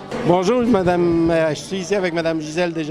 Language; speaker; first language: French; native; French